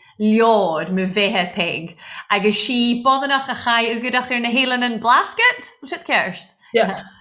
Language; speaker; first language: Irish; non-native, local second language; English